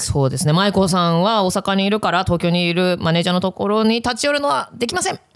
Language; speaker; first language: Japanese; native; Japanese